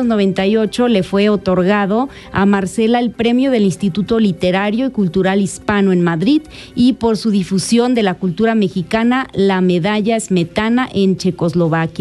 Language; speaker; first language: Spanish; native; Spanish